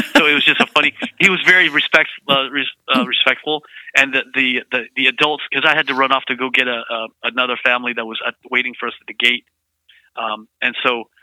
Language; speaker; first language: English; early bilingual, other home language; Vietnamese